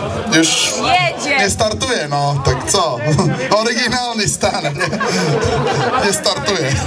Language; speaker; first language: Polish; non-native, learner; Slovak